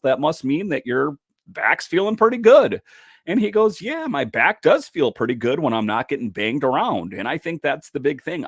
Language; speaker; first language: English; native; English